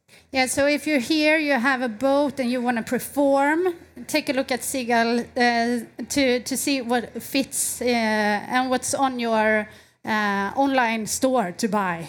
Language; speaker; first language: English; non-native, fluent; Swedish